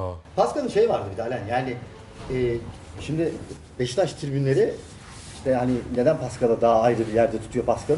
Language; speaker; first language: Turkish; native; Turkish